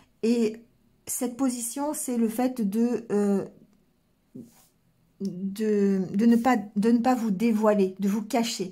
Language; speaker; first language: French; native; French